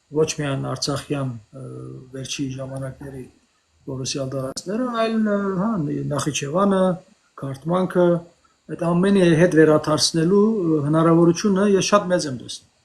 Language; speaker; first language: Armenian; early bilingual, heritage; Armenian